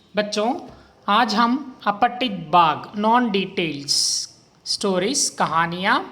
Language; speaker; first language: Hindi; non-native, local second language; Kannada